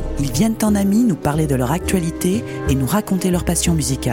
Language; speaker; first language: French; native; French